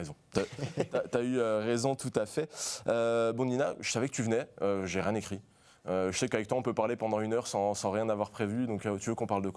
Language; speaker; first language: French; native; French